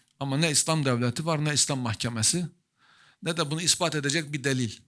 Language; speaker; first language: Turkish; native; Turkish